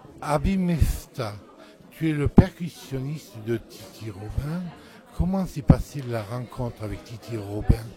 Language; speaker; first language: French; native; French